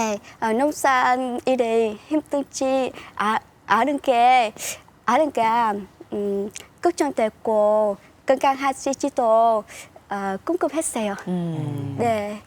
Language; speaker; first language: Korean; non-native, learner; Vietnamese